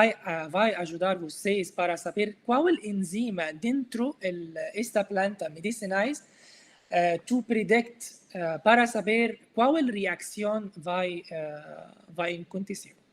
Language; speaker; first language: Portuguese; non-native, learner; Arabic